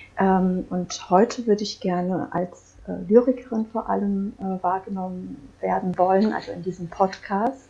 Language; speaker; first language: German; early bilingual, other home language; Croatian